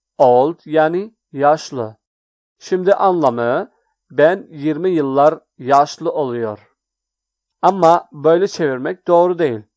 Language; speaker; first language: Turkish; non-native, learner; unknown